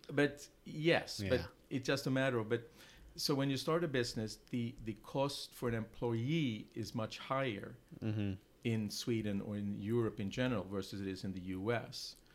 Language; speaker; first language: English; non-native, fluent; Swedish